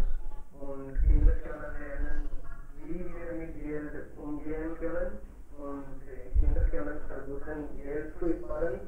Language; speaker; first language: German; non-native, learner; Hindi